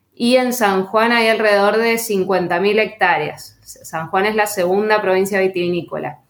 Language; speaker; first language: Spanish; native; Spanish